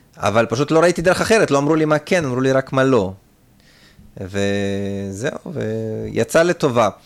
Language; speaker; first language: Hebrew; early bilingual, other home language; Russian